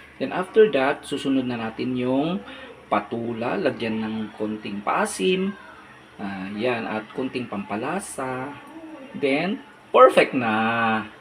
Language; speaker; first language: Filipino; native; Filipino